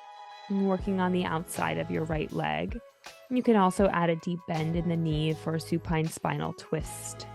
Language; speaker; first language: English; native; English